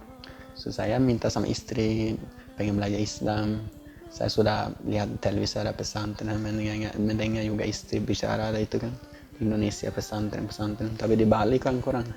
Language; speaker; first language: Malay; non-native, fluent; Swedish